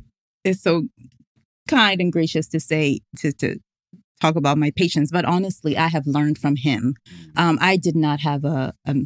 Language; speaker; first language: English; native; English